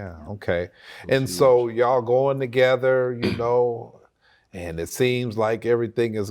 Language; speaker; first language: English; native; English